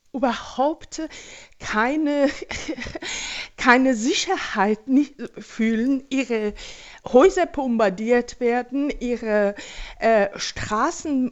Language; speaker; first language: German; non-native, fluent; Persian